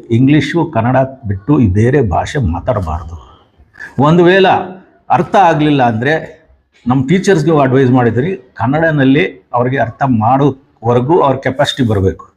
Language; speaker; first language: Kannada; non-native, local second language; Urdu